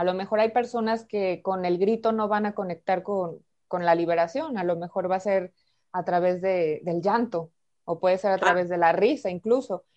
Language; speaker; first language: Spanish; native; Spanish